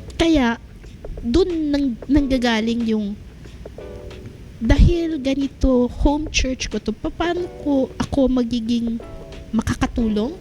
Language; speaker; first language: Filipino; native; Filipino